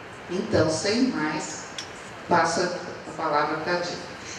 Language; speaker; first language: Portuguese; native; Portuguese